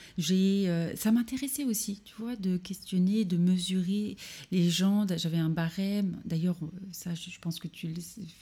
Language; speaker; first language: French; native; French